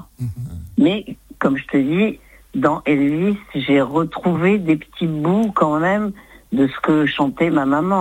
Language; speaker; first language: French; native; French